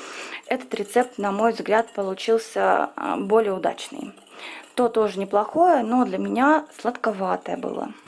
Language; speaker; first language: Russian; native; Russian